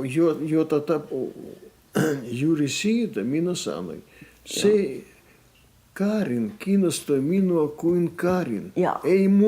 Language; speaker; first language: Finnish; non-native, learner; Russian